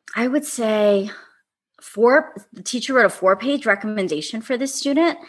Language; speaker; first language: English; native; English